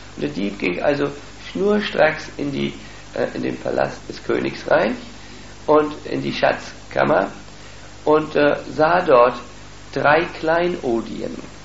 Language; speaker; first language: German; native; German